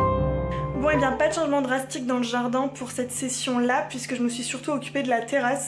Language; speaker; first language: French; native; French